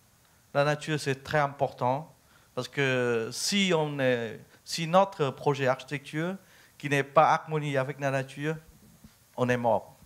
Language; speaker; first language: French; non-native, fluent; Vietnamese